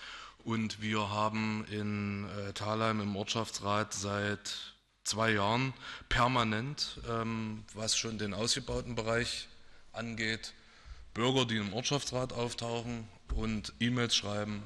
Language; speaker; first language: German; native; German